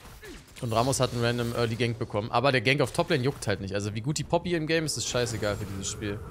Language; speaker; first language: German; native; German